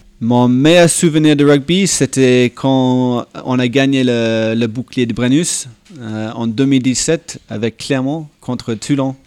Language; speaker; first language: French; non-native, fluent; English